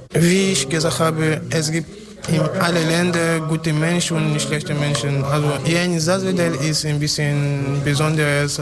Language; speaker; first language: German; non-native, learner; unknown